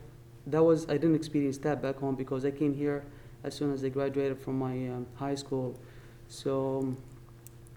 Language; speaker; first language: English; non-native, fluent; Arabic